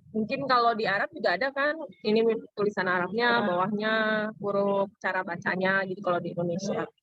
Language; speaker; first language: Indonesian; native; Indonesian